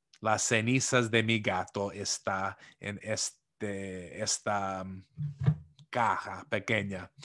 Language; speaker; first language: Spanish; non-native, fluent; English